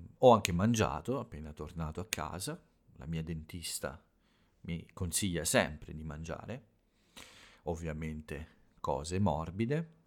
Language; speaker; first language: Italian; native; Italian